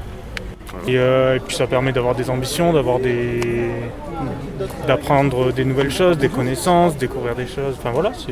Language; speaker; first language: French; native; French